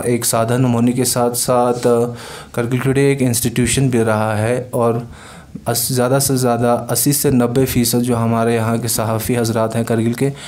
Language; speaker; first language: Hindi; non-native, local second language; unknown